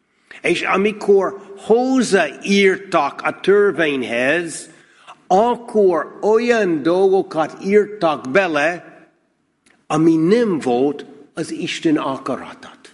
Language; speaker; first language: Hungarian; non-native, fluent; English